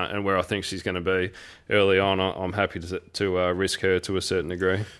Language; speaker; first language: English; native; English